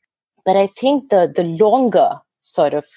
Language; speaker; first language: English; non-native, local second language; Hindi